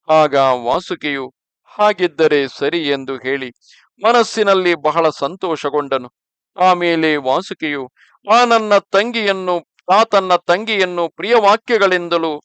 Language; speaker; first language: Kannada; native; Kannada